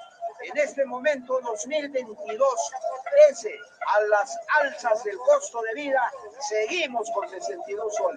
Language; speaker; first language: Spanish; native; Spanish